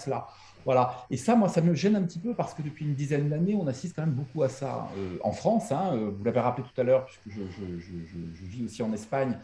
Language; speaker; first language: French; native; French